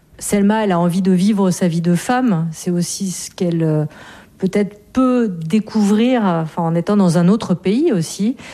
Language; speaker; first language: French; native; French